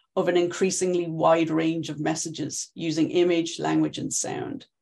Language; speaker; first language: English; native; English